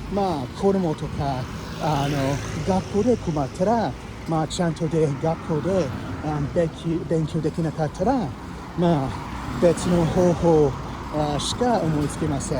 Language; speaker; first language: Japanese; non-native, fluent; English